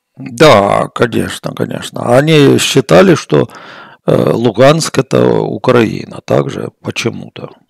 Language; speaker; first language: Russian; native; Russian